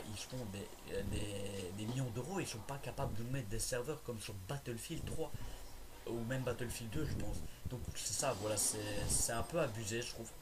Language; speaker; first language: French; native; French